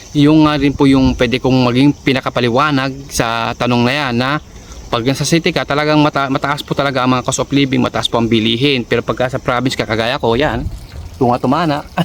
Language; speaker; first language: Filipino; native; Filipino